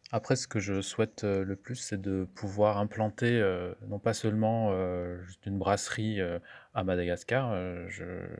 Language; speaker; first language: French; non-native, local second language; Malagasy